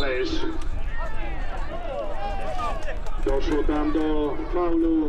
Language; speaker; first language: Polish; native; Polish